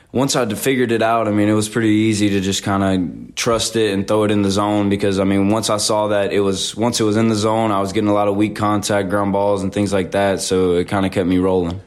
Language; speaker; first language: English; native; English